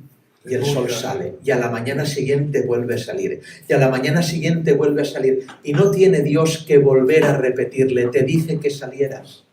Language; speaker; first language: Spanish; native; Spanish